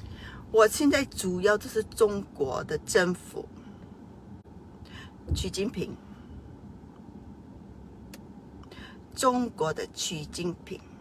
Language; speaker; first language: Chinese; non-native, fluent; Burmese